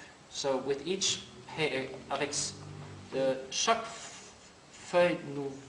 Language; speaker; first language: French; non-native, learner; English